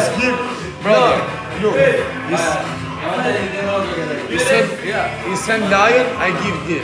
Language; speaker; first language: English; non-native, learner; Albanian